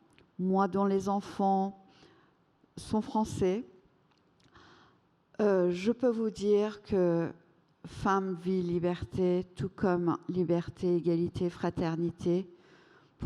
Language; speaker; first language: French; non-native, fluent; Persian